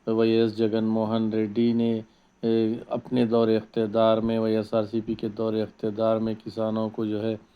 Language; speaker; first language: Urdu; native; Urdu